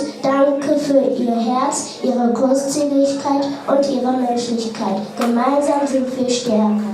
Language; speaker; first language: German; early bilingual, other home language; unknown